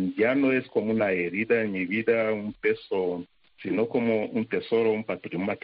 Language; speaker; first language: Spanish; non-native, fluent; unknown